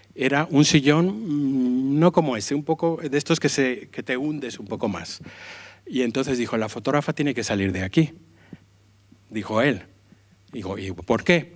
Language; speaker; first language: Spanish; native; Spanish